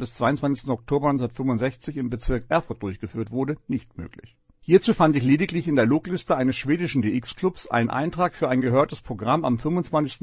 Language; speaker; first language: German; native; German